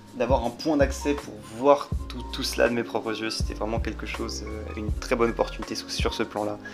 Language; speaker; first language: French; native; French